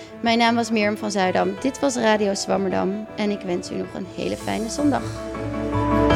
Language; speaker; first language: Dutch; native; Dutch